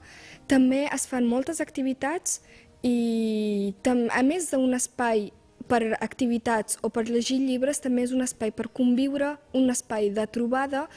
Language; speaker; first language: Catalan; early bilingual, other home language; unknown